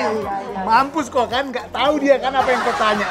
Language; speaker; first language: Indonesian; native; Indonesian